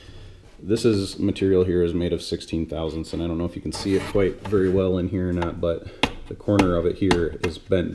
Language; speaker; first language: English; native; English